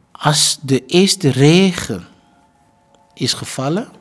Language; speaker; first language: Dutch; non-native, fluent; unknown